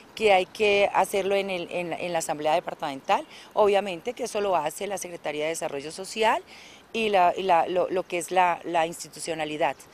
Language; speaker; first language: Spanish; native; Spanish